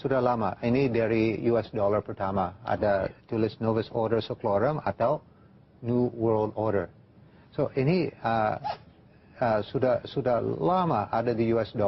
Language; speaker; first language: Indonesian; non-native, fluent; English